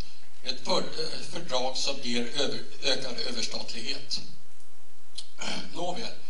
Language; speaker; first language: Swedish; native; Swedish